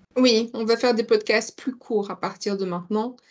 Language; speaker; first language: French; non-native, learner; English